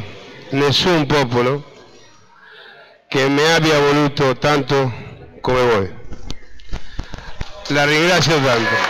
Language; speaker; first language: Italian; non-native, fluent; Spanish